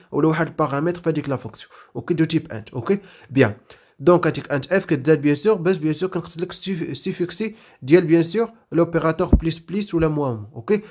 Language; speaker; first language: French; non-native, local second language; Arabic